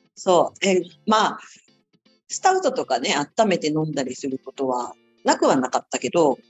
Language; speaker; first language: Japanese; native; Japanese